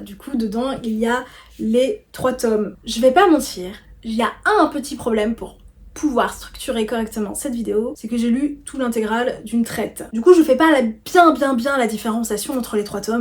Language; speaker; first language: French; native; French